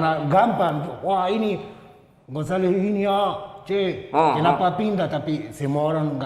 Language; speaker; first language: Indonesian; non-native, learner; Spanish